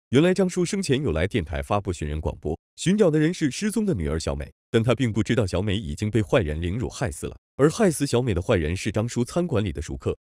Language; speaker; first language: Chinese; native; Chinese